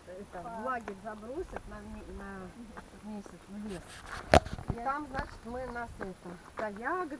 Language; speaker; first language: Russian; native; Russian